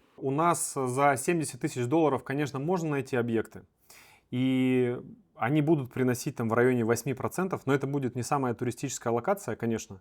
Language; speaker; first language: Russian; native; Russian